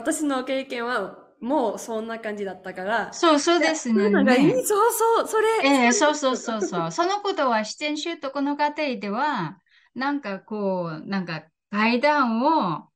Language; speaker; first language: Japanese; non-native, fluent; Korean